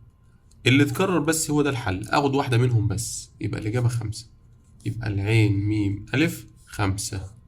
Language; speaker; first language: Arabic; native; Arabic